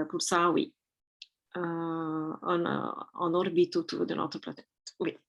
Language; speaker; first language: French; non-native, fluent; Italian